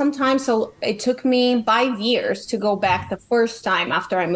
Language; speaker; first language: English; non-native, fluent; Portuguese